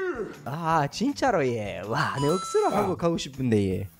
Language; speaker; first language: Korean; non-native, fluent; Spanish